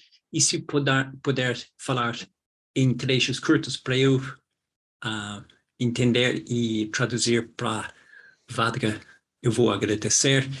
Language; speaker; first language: Portuguese; non-native, fluent; English